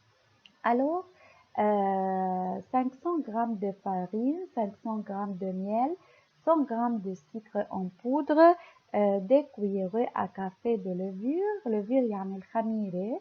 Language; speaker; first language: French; non-native, local second language; Arabic